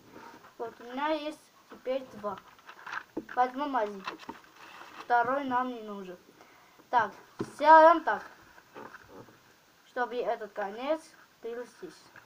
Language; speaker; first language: Russian; non-native, local second language; Armenian